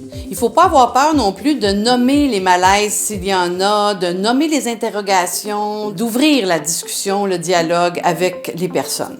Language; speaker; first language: French; native; French